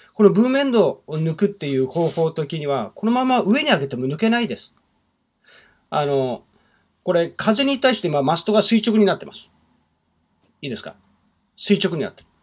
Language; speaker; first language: Japanese; native; Japanese